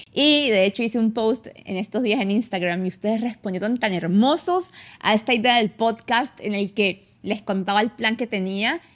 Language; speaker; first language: Spanish; native; Spanish